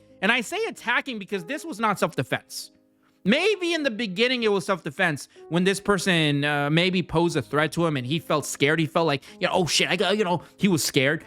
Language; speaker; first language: English; native; English